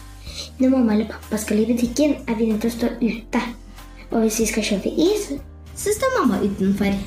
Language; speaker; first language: Norwegian; early bilingual, heritage; Norwegian